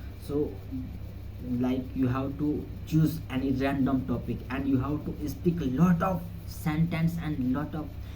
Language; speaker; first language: English; non-native, learner; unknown